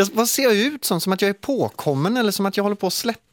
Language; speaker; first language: Swedish; native; Swedish